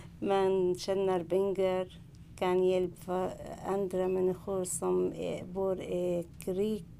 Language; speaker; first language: Swedish; non-native, learner; Arabic